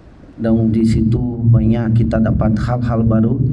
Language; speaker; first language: Indonesian; non-native, fluent; Portuguese